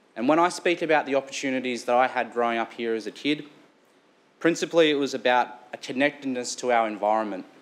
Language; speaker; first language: English; native; English